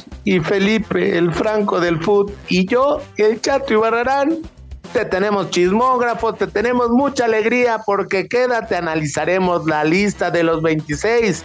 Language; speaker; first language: Spanish; native; Spanish